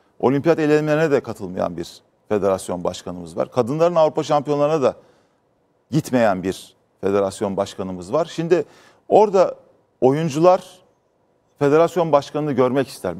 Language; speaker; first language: Turkish; native; Turkish